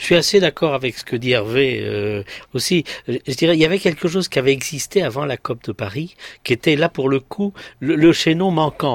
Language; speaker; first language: French; native; French